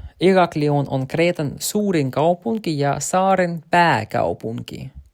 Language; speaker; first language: Finnish; non-native, learner; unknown